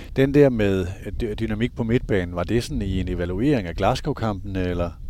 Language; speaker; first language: Danish; native; Danish